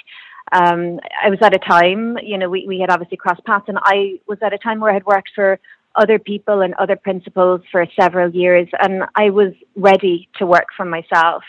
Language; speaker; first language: English; native; English